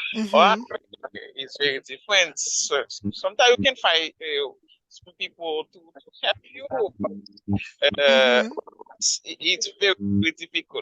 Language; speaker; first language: English; non-native, learner; Haitian Creole